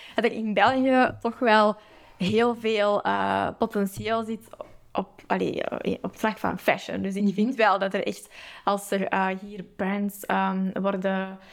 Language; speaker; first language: Dutch; native; Dutch